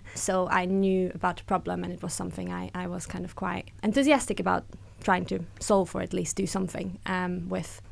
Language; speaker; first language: English; non-native, fluent; German